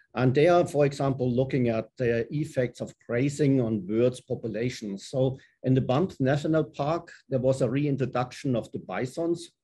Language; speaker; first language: English; non-native, fluent; German